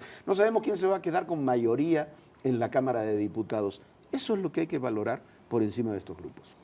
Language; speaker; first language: Spanish; native; Spanish